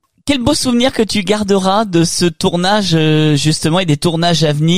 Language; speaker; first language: French; native; French